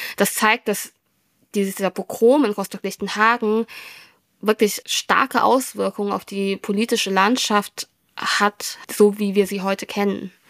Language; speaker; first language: German; early bilingual, other home language; Vietnamese